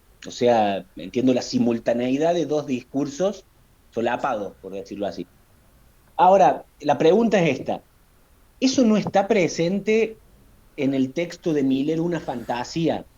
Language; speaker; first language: Spanish; native; Spanish